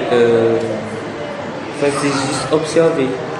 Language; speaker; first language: French; native; French